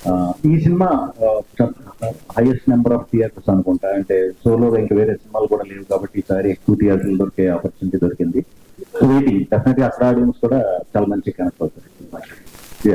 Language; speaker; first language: Telugu; native; Telugu